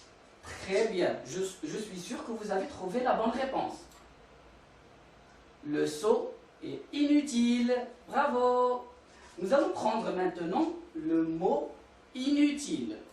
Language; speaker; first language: French; non-native, local second language; Arabic